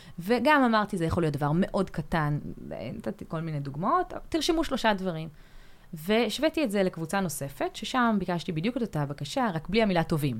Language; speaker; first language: Hebrew; native; Hebrew